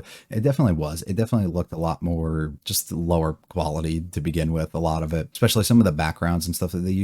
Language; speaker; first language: English; native; English